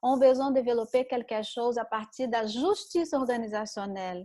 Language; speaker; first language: French; non-native, learner; Portuguese